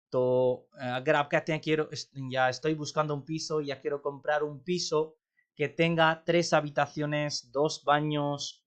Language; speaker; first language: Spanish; non-native, fluent; Urdu